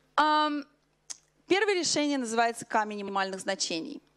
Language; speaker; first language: Russian; native; Russian